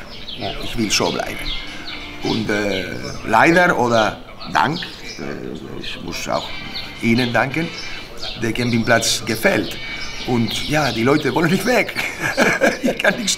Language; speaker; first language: German; non-native, fluent; Spanish